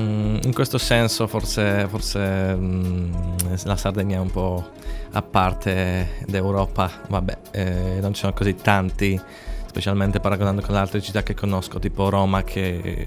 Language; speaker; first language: Italian; non-native, fluent; Polish